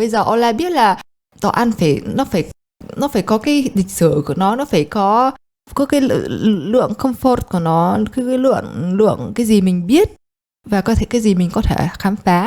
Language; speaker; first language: Vietnamese; early bilingual, heritage; Polish